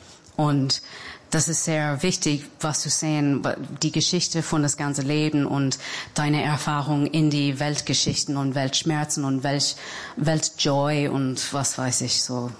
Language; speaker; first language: German; non-native, fluent; English